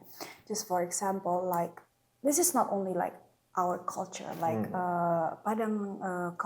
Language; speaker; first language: English; non-native, local second language; Indonesian